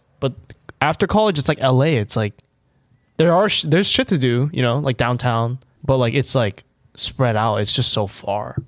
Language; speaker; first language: English; native; English